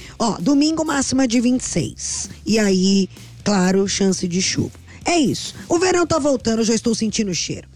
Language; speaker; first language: Portuguese; native; Portuguese